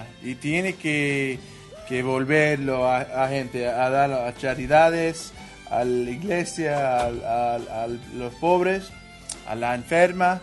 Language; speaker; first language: Spanish; non-native, learner; English